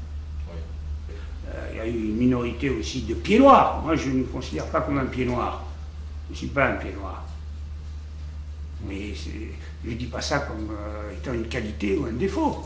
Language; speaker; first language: French; native; French